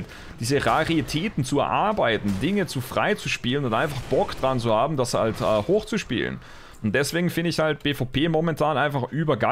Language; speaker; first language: German; native; German